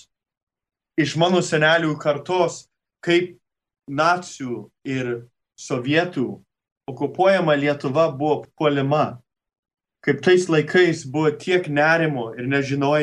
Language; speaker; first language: Lithuanian; early bilingual, heritage; Lithuanian